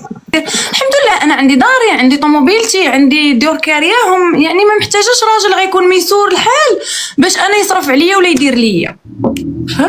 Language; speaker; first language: Arabic; native; Arabic